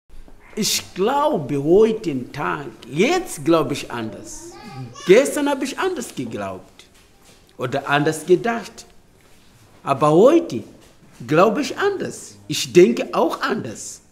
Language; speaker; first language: German; non-native, learner; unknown